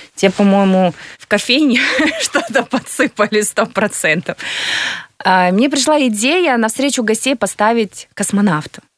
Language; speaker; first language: Russian; native; Russian